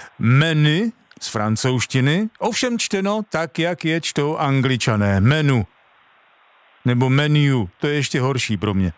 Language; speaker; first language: Czech; native; Czech